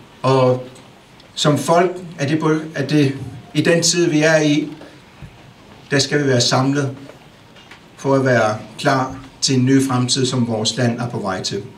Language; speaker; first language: Danish; non-native, local second language; Kalaallisut